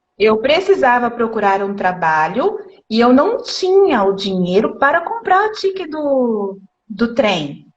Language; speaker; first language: Portuguese; native; Portuguese